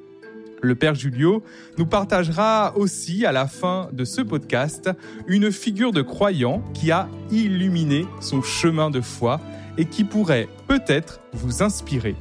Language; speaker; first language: French; native; French